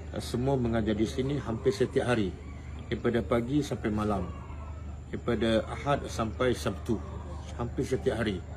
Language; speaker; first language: Malay; native; Malay